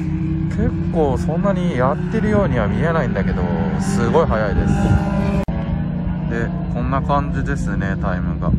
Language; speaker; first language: Japanese; native; Japanese